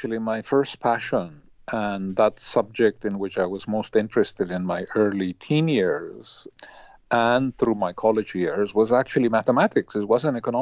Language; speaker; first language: English; non-native, fluent; Spanish